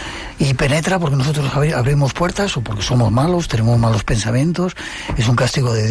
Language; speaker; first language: Spanish; native; Spanish